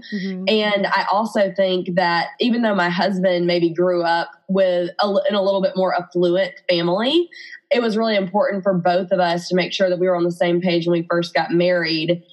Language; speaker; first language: English; native; English